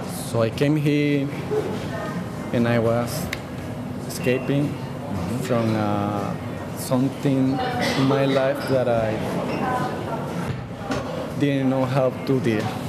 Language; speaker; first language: English; non-native, fluent; Spanish